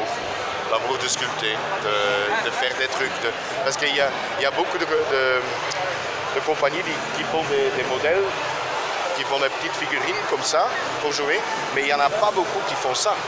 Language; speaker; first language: French; non-native, fluent; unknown